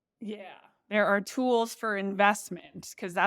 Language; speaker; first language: English; native; English